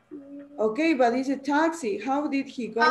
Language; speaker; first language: English; non-native, learner; Spanish